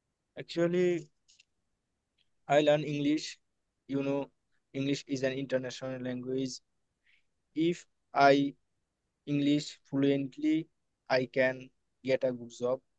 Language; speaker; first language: English; non-native, learner; Bangla